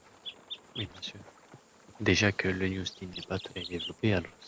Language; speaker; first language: French; native; French